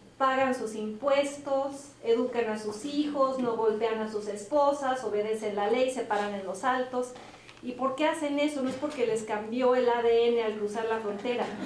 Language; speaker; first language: Spanish; native; Spanish